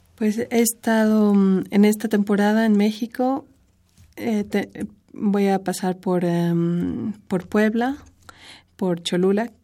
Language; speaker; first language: Spanish; native; Spanish